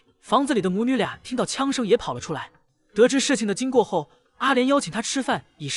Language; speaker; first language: Chinese; native; Chinese